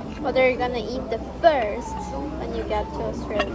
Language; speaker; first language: English; non-native, learner; Korean